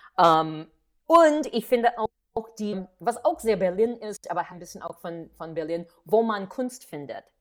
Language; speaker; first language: German; non-native, fluent; English